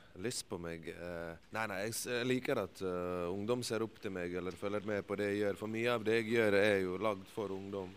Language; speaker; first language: Norwegian; early bilingual, other home language; Bosnian